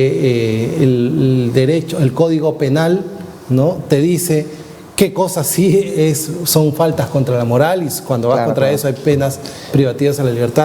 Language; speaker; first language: Spanish; native; Spanish